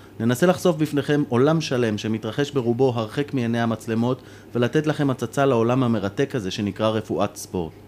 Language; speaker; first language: Hebrew; native; Hebrew